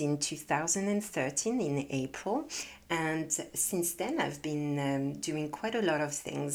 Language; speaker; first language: English; non-native, fluent; French